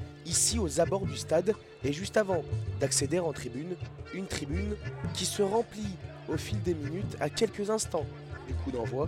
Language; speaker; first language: French; native; French